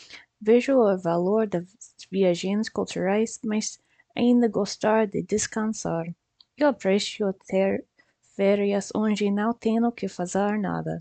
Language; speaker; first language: Portuguese; non-native, learner; English